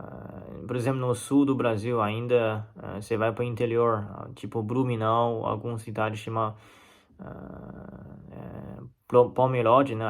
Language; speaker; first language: Portuguese; non-native, fluent; Chinese